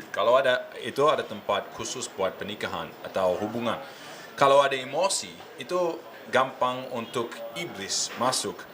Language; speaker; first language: Indonesian; non-native, learner; English